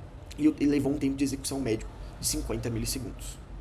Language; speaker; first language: Portuguese; native; Portuguese